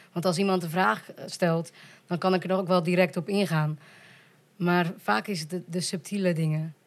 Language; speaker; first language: Dutch; native; Dutch